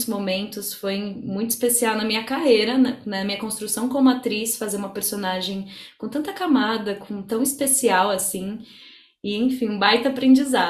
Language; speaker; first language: Portuguese; native; Portuguese